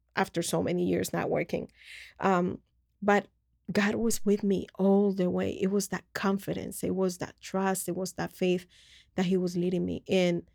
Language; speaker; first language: English; early bilingual, other home language; Spanish